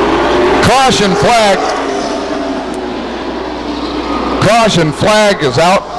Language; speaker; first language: English; native; English